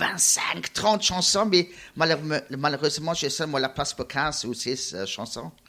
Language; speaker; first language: French; non-native, learner; Luxembourgish